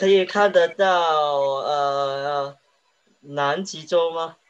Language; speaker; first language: Chinese; early bilingual, heritage; Chinese